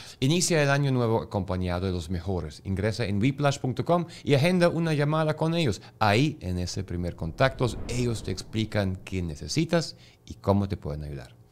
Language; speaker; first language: Spanish; native; Spanish